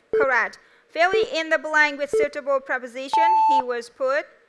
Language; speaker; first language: English; non-native, fluent; Vietnamese